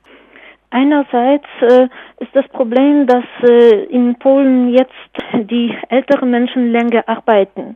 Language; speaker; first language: German; non-native, fluent; Polish